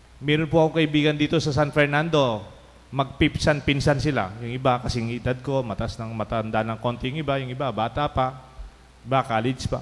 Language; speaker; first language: Filipino; non-native, local second language; Pampanga